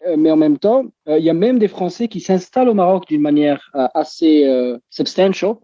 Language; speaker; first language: French; non-native, local second language; Arabic